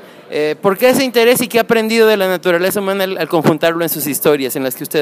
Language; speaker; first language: Spanish; native; Spanish